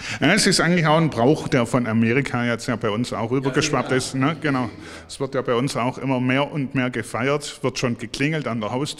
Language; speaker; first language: German; native; German